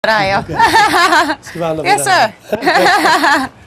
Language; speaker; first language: Italian; non-native, learner; Korean